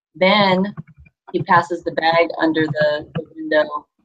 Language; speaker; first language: English; native; English